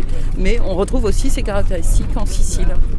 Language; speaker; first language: French; native; French